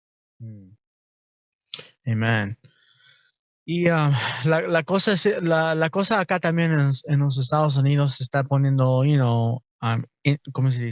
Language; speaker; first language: Spanish; non-native, learner; English